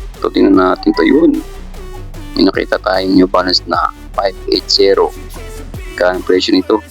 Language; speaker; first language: Filipino; native; Filipino